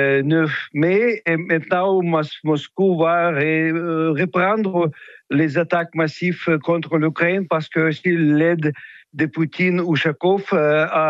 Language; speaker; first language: French; non-native, fluent; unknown